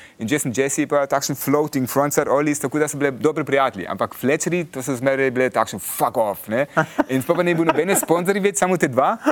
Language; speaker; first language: Slovenian; early bilingual, heritage; Slovenian